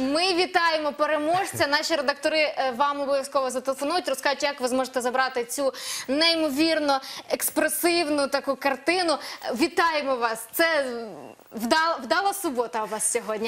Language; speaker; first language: Ukrainian; native; Ukrainian